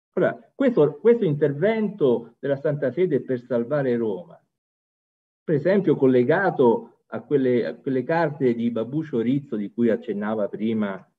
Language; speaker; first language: Italian; native; Italian